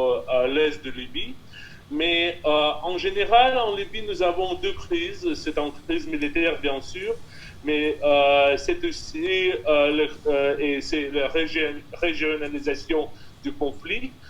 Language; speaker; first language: French; non-native, fluent; Russian